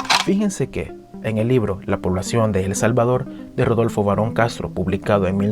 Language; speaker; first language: Spanish; native; Spanish